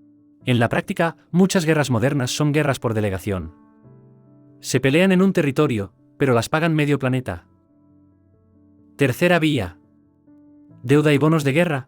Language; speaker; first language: Spanish; native; Spanish